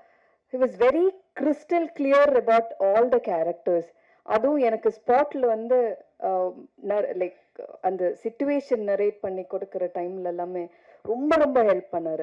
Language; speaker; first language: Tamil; non-native, fluent; Malayalam